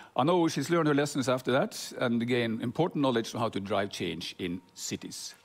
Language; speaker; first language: English; non-native, fluent; Norwegian